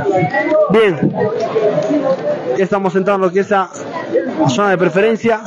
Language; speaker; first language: Spanish; native; Spanish